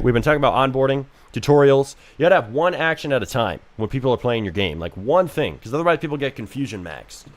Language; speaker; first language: English; native; English